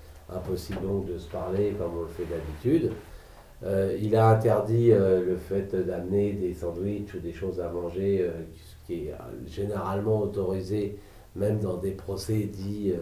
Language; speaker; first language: French; native; French